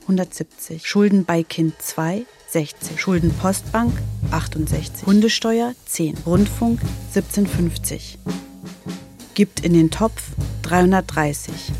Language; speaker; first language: German; native; German